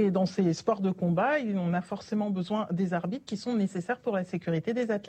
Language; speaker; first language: French; native; French